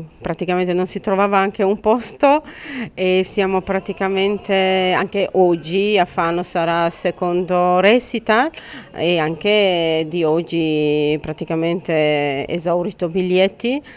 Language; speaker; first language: Italian; non-native, fluent; Georgian